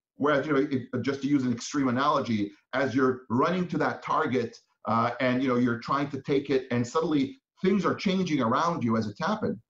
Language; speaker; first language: English; non-native, fluent; Hebrew